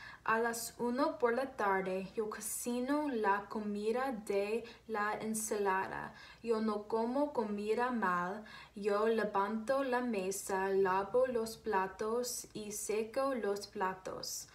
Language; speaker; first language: Spanish; non-native, learner; English